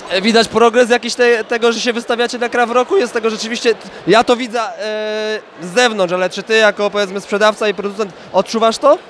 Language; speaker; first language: Polish; native; Polish